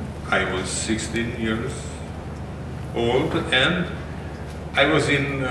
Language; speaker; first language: English; non-native, learner; Serbian